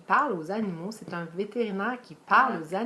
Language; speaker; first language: French; native; French